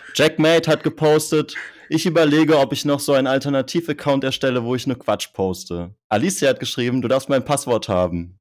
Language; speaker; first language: German; native; German